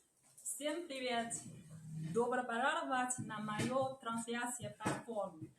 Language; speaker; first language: Russian; non-native, learner; Chinese